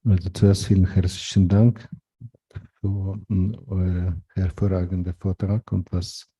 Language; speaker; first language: German; non-native, fluent; Ukrainian